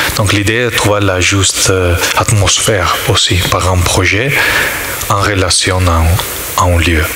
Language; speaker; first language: French; non-native, learner; Italian